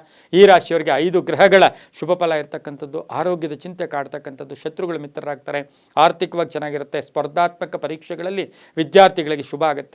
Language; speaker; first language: Kannada; native; Kannada